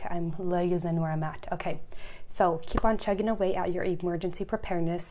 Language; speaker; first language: English; native; English